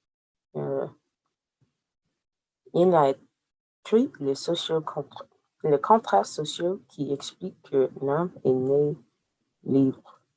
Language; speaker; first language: French; non-native, learner; English